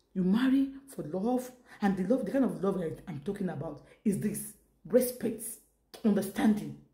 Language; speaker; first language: English; non-native, local second language; Yoruba